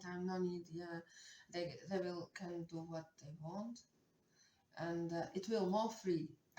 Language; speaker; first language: English; non-native, learner; Russian